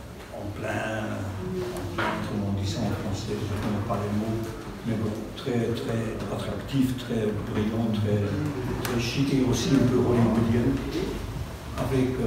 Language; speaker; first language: French; non-native, local second language; Dutch